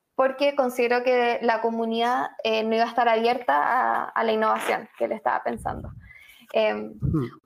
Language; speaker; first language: Spanish; native; Spanish